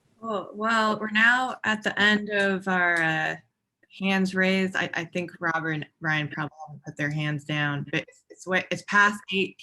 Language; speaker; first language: English; native; English